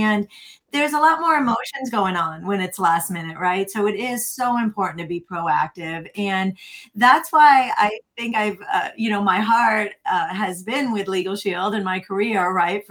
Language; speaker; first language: English; native; English